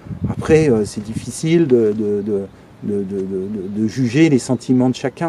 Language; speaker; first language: French; native; French